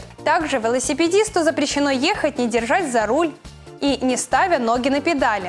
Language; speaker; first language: Russian; native; Russian